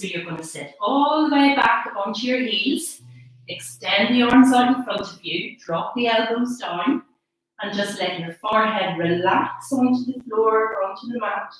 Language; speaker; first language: English; native; English